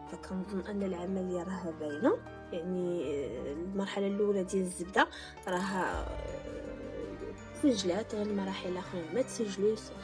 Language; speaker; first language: Arabic; native; Arabic